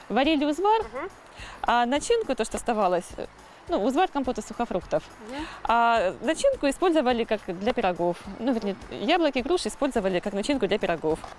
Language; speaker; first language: Russian; native; Russian